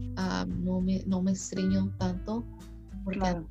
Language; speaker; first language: Spanish; early bilingual, heritage; Spanish